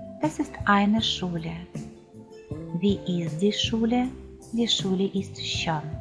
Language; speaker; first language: German; non-native, fluent; Ukrainian